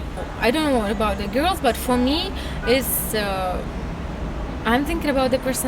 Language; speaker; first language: English; non-native, learner; Russian